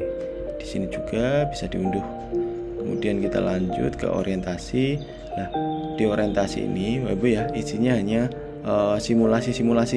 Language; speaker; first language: Indonesian; native; Indonesian